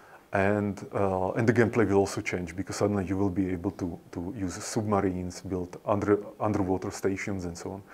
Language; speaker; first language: English; non-native, fluent; Slovak